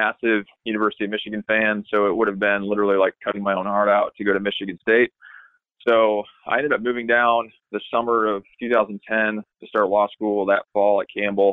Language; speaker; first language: English; native; English